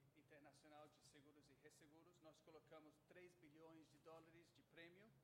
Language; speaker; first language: Portuguese; non-native, fluent; English